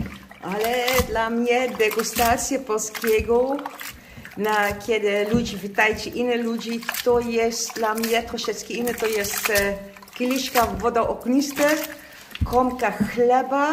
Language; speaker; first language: Polish; non-native, learner; Dutch